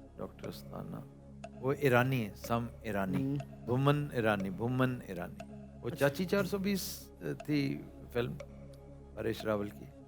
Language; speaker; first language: Urdu; non-native, local second language; Punjabi